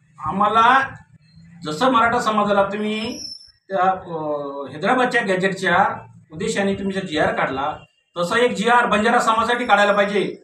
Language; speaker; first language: Marathi; non-native, local second language; Lambadi